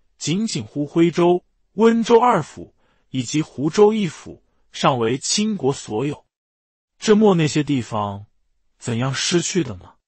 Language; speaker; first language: Chinese; native; Chinese